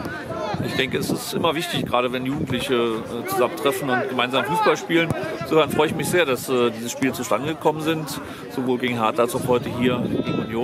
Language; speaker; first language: German; native; German